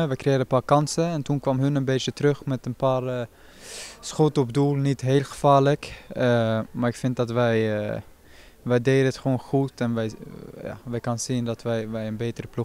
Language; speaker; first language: Dutch; non-native, fluent; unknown